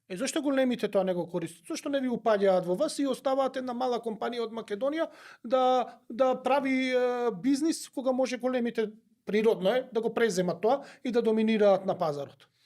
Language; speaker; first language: Macedonian; native; Macedonian